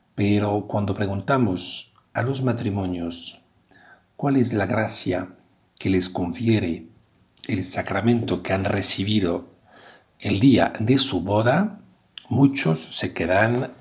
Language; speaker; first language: Spanish; non-native, fluent; French